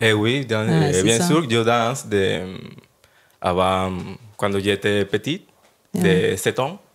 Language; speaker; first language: French; non-native, learner; Spanish